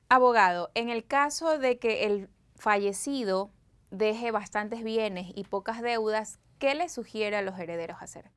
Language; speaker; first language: Spanish; native; Spanish